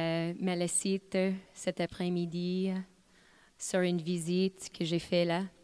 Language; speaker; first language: French; non-native, fluent; English